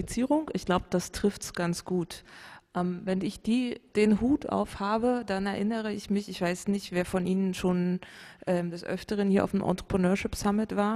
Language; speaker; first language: German; native; German